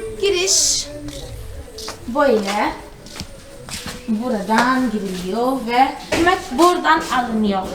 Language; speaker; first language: Turkish; non-native, fluent; Portuguese